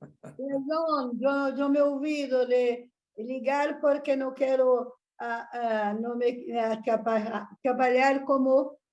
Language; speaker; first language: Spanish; non-native, learner; Portuguese